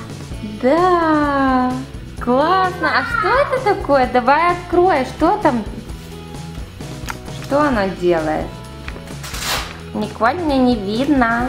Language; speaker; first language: Russian; native; Russian